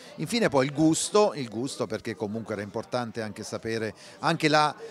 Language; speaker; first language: Italian; native; Italian